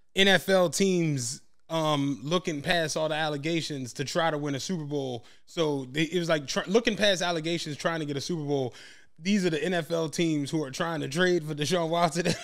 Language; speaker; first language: English; native; English